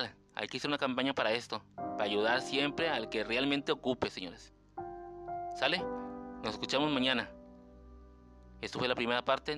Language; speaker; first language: Spanish; native; Spanish